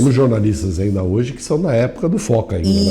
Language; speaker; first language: Portuguese; native; Portuguese